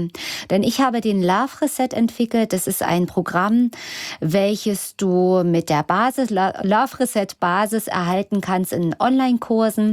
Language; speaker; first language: German; native; German